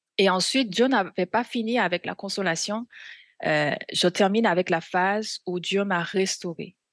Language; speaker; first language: French; non-native, fluent; Korean